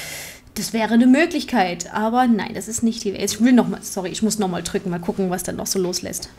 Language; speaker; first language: German; native; German